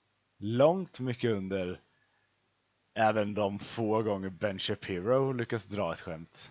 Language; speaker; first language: Swedish; native; Swedish